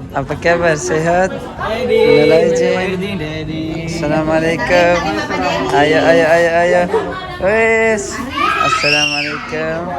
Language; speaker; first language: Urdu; non-native, local second language; Punjabi